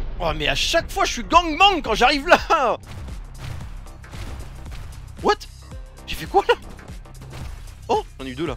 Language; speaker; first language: French; native; French